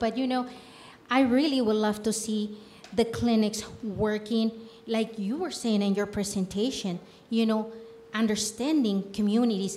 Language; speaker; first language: English; non-native, fluent; Spanish